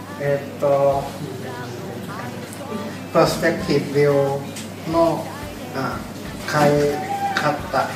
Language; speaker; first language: Japanese; non-native, learner; Thai